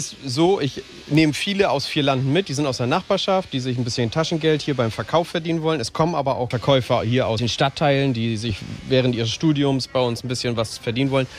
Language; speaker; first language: German; native; German